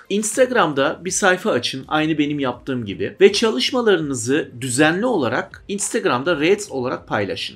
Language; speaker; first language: Turkish; early bilingual, heritage; Turkish